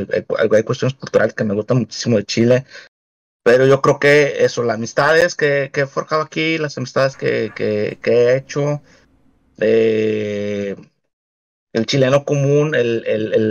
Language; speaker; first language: Spanish; native; Spanish